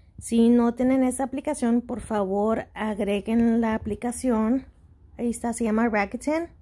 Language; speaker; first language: Spanish; early bilingual, heritage; Spanish